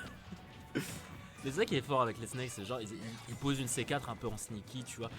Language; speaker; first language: French; native; French